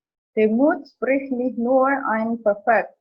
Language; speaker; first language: German; non-native, learner; Indonesian